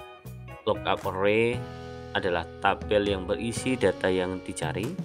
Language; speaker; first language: Indonesian; native; Indonesian